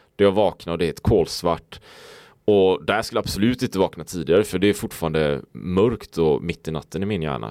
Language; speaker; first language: Swedish; native; Swedish